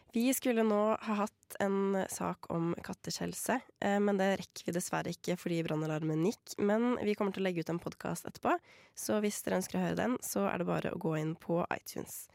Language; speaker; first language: Norwegian; native; Norwegian